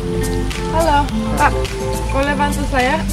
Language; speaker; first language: Indonesian; non-native, fluent; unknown